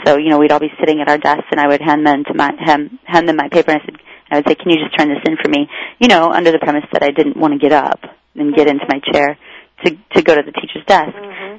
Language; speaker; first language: English; native; English